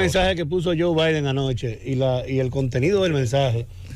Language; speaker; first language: Spanish; native; Spanish